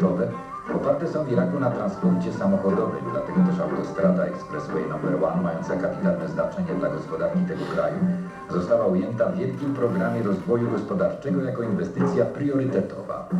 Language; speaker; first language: Polish; native; Polish